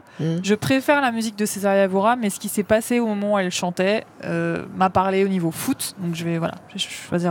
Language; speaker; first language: French; native; French